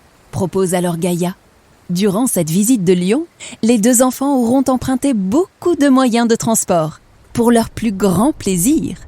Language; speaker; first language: French; native; French